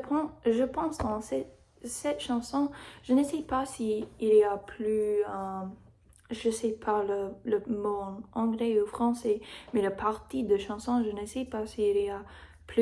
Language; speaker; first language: French; non-native, learner; English